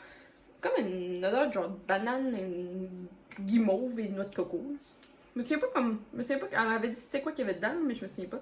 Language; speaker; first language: French; native; French